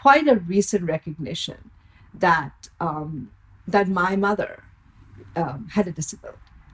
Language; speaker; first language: English; non-native, local second language; Bangla